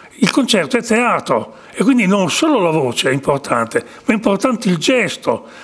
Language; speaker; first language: Italian; native; Italian